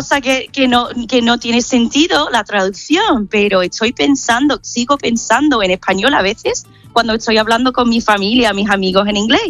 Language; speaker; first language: Spanish; non-native, fluent; English